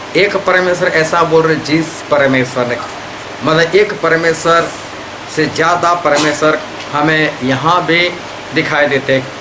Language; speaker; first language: Hindi; non-native, local second language; Gujarati